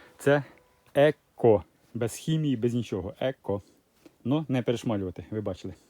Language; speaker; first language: Ukrainian; native; Ukrainian